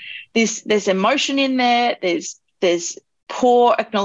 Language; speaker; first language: English; native; English